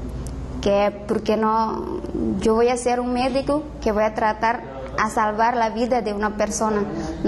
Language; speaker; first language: Spanish; non-native, learner; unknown